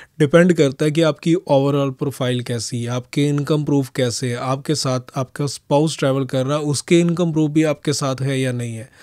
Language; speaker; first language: Hindi; non-native, local second language; Punjabi